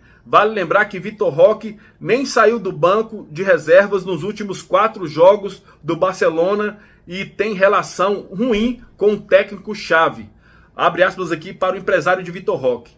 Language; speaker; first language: Portuguese; native; Portuguese